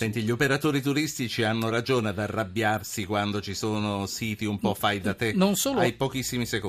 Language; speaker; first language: Italian; native; Italian